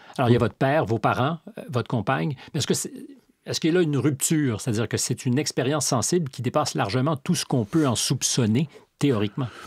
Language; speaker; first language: French; native; French